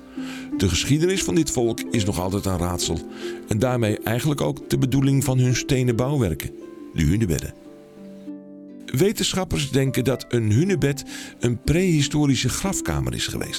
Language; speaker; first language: Dutch; native; Dutch